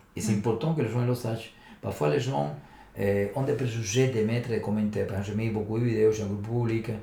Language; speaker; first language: French; non-native, fluent; Spanish